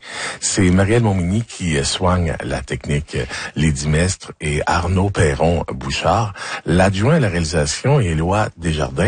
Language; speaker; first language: French; native; French